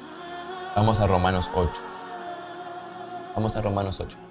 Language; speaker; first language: Spanish; native; Spanish